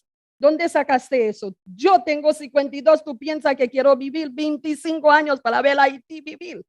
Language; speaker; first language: Spanish; non-native, fluent; Haitian Creole